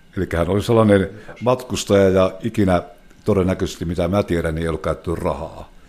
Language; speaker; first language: Finnish; native; Finnish